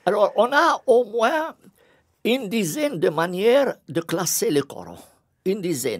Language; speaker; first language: French; non-native, fluent; Arabic